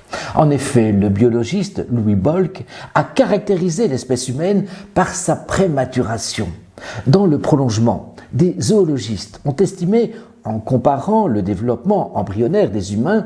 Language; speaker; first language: French; native; French